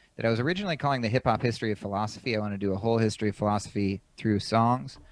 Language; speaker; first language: English; native; English